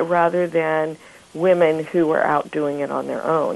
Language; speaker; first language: English; native; English